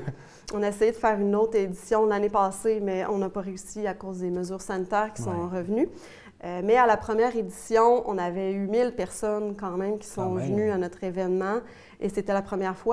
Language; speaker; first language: French; native; French